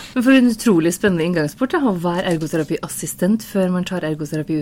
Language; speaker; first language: Norwegian; native; Norwegian